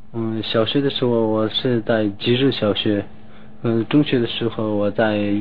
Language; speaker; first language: Chinese; non-native, local second language; Tibetan